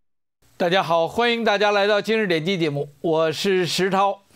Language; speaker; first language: Chinese; native; Chinese